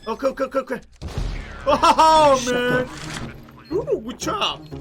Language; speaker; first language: English; non-native, learner; Turkish